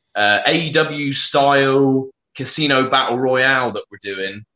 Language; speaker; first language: English; native; English